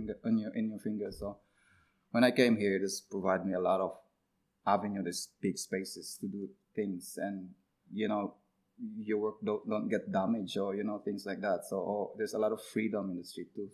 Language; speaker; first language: English; non-native, local second language; Cebuano